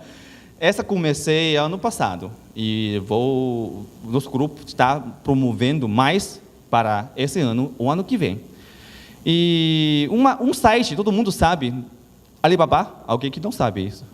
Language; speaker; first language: Portuguese; non-native, learner; Chinese